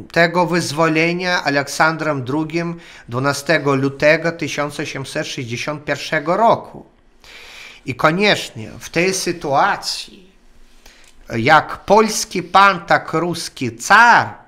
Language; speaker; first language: Polish; non-native, learner; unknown